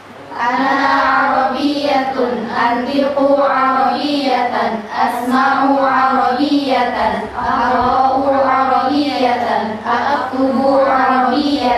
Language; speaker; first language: Arabic; non-native, learner; Indonesian